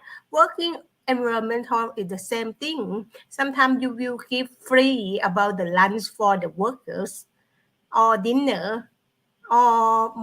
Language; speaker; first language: English; non-native, learner; Thai